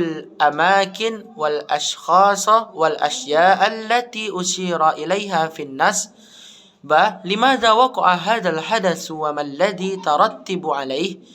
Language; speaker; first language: Arabic; non-native, learner; Indonesian